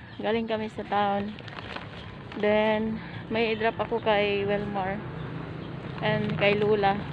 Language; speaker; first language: Filipino; non-native, local second language; Cebuano